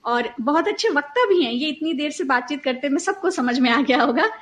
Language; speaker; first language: Hindi; native; Hindi